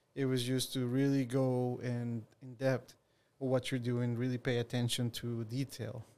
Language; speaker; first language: English; non-native, fluent; Spanish